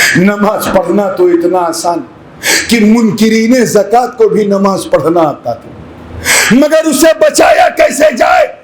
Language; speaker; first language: Urdu; native; Urdu